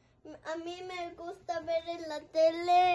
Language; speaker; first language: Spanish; early bilingual, other home language; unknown